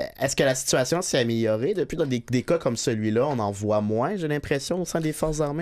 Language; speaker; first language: French; native; French